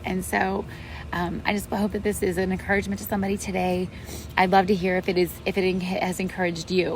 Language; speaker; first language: English; native; English